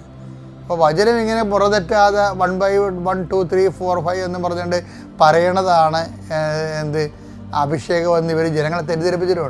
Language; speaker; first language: Malayalam; native; Malayalam